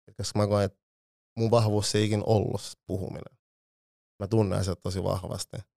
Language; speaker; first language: Finnish; early bilingual, other home language; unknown